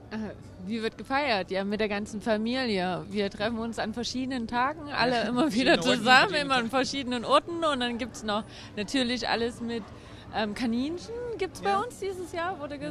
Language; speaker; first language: German; native; German